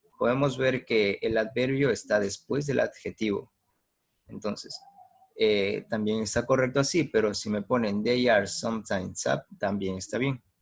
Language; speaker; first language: Spanish; native; Spanish